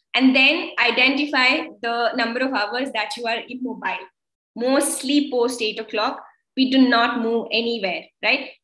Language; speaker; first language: English; non-native, local second language; Kannada